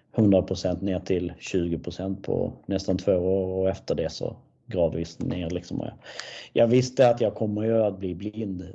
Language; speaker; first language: Swedish; native; Swedish